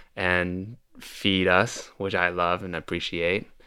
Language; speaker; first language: English; native; English